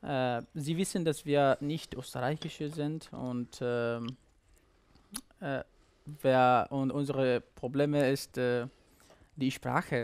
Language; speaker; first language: German; non-native, learner; Persian